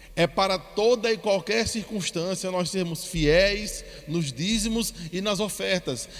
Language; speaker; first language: Portuguese; non-native, fluent; English